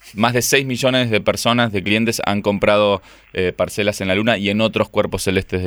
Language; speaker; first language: Spanish; native; Spanish